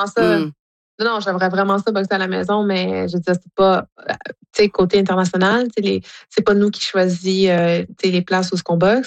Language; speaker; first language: French; native; French